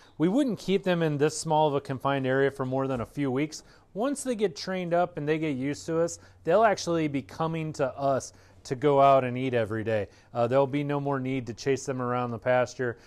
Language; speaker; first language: English; native; English